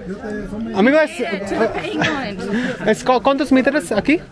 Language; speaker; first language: Spanish; non-native, learner; Hindi